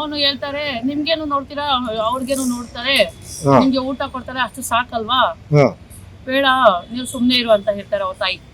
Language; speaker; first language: Kannada; non-native, local second language; Urdu